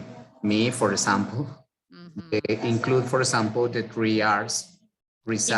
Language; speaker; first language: English; non-native, learner; Spanish